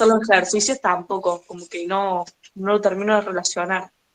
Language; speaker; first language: Spanish; native; Spanish